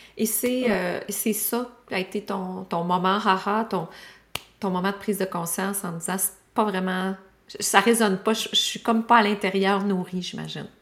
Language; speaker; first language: French; native; French